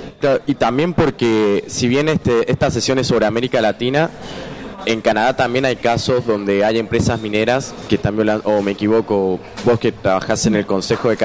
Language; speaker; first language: Spanish; native; Spanish